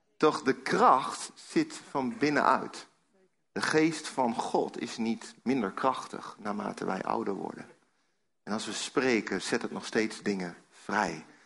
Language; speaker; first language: Dutch; native; Dutch